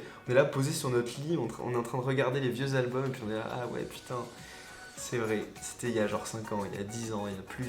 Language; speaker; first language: French; native; French